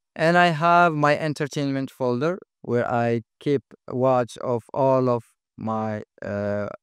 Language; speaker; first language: English; non-native, fluent; Arabic